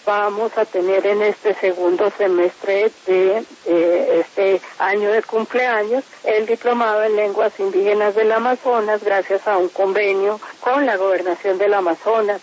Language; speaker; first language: Spanish; native; Spanish